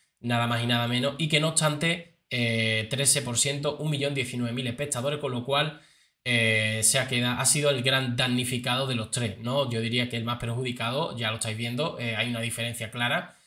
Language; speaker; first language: Spanish; native; Spanish